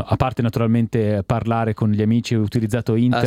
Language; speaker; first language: Italian; native; Italian